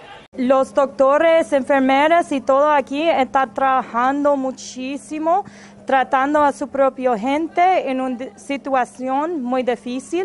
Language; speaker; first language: Spanish; non-native, learner; English